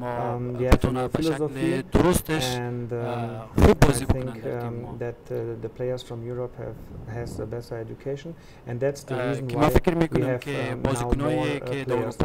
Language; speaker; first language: English; non-native, fluent; German